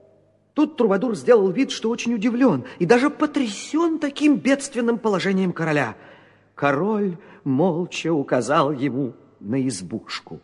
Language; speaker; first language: Russian; native; Russian